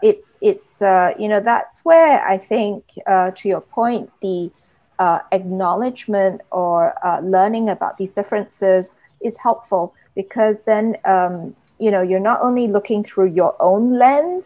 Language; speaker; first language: English; native; English